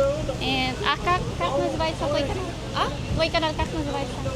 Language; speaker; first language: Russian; non-native, learner; Filipino